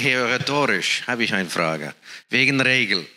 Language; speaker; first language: German; non-native, fluent; English